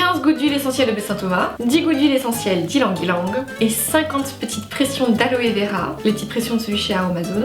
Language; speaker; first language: French; native; French